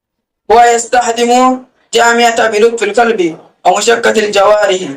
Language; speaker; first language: Arabic; non-native, learner; Rohingya